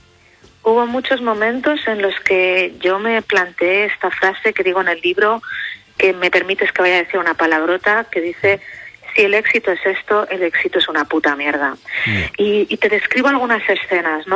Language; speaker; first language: Spanish; native; Spanish